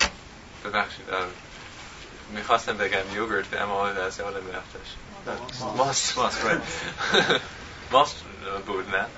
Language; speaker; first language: Persian; non-native, fluent; English